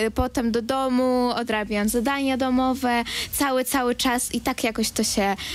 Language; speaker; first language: Polish; early bilingual, other home language; Ukrainian